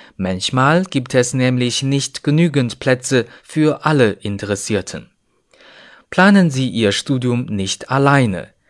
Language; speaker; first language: German; non-native, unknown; Chinese